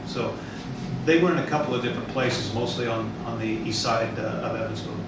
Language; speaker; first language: English; native; English